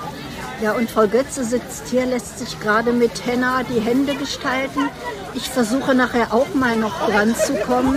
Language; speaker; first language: German; native; German